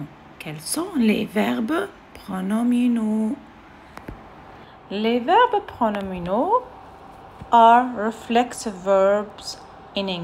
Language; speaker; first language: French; non-native, fluent; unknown